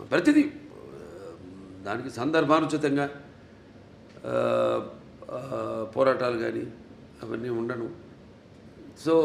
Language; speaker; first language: Telugu; native; Telugu